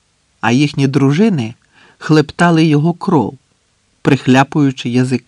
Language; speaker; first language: Ukrainian; native; Ukrainian